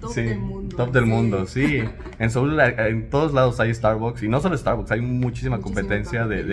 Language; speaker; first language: Spanish; native; Spanish